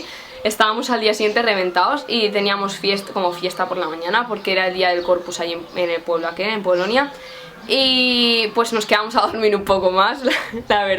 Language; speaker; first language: Spanish; native; Spanish